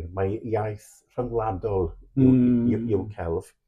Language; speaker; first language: Welsh; native; Welsh